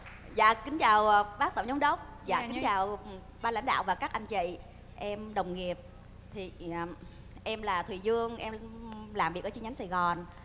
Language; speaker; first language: Vietnamese; native; Vietnamese